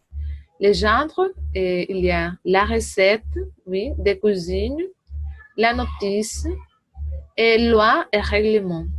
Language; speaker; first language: French; non-native, learner; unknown